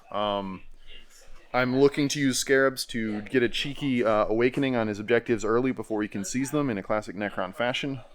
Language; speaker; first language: English; native; English